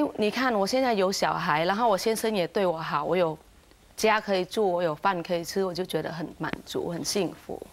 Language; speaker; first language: Chinese; non-native, fluent; Vietnamese